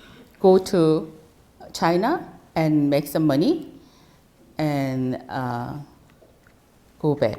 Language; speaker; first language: English; non-native, fluent; Korean